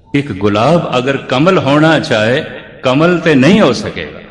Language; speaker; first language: Urdu; non-native, local second language; Punjabi